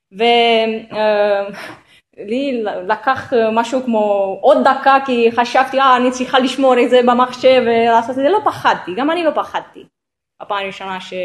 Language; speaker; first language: Hebrew; non-native, local second language; Arabic